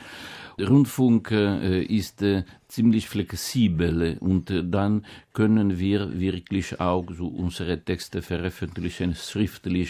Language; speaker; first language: German; non-native, fluent; Italian